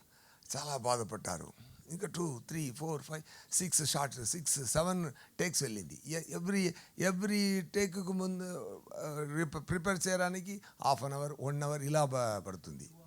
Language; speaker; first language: Telugu; non-native, learner; Tamil